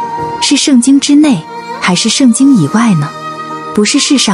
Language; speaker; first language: Chinese; native; Chinese